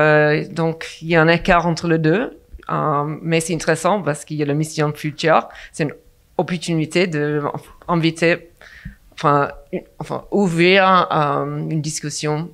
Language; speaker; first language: French; non-native, fluent; English